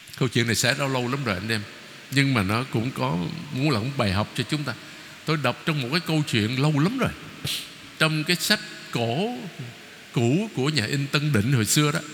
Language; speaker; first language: Vietnamese; native; Vietnamese